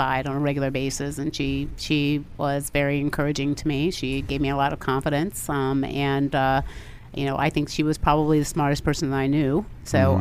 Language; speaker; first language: English; native; English